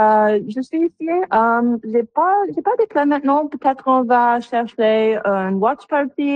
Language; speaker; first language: French; non-native, local second language; English